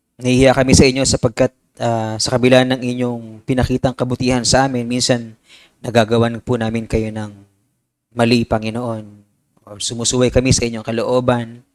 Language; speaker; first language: Filipino; native; Filipino